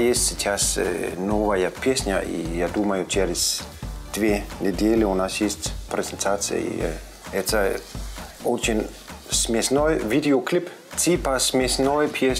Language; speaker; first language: Russian; non-native, learner; Danish